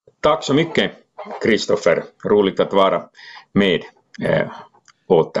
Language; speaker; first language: Swedish; non-native, local second language; Finnish